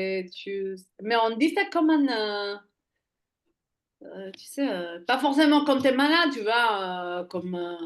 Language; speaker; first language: French; non-native, fluent; Hebrew